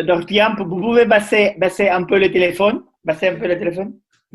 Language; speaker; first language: French; non-native, learner; Spanish